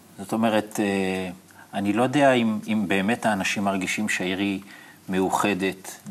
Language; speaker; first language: Hebrew; native; Hebrew